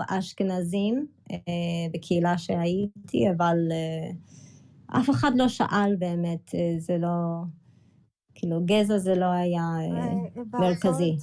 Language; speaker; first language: Hebrew; early bilingual, other home language; English